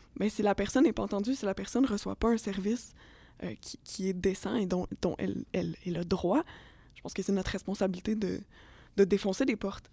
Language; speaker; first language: French; native; French